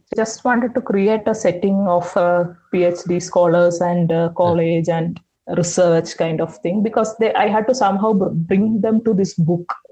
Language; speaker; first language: English; non-native, local second language; Malayalam